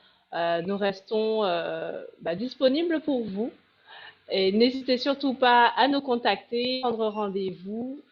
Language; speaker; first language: French; native; French